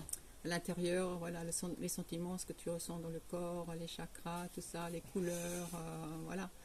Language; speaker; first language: French; non-native, fluent; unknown